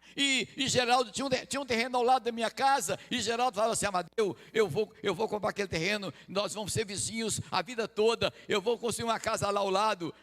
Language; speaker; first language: Portuguese; native; Portuguese